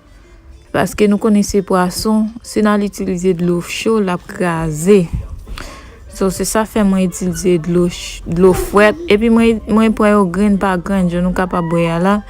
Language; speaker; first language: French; non-native, local second language; Haitian Creole